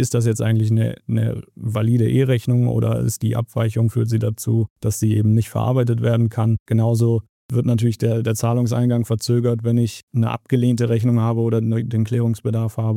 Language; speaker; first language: German; native; German